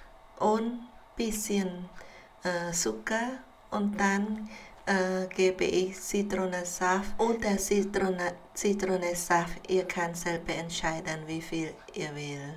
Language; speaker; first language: German; non-native, learner; Khmer